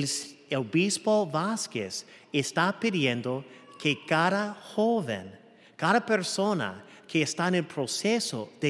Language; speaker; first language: Spanish; early bilingual, heritage; English